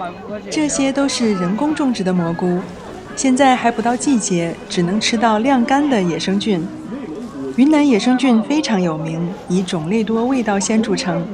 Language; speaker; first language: Chinese; native; Chinese